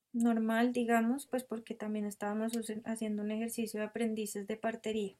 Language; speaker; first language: Spanish; native; Spanish